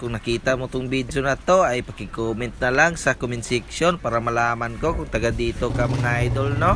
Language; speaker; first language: Filipino; native; Filipino